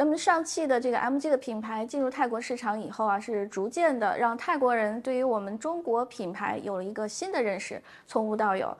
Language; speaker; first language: Chinese; native; Chinese